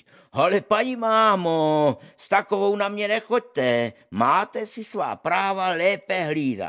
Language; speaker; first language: Czech; native; Czech